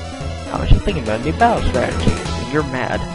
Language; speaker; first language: English; native; English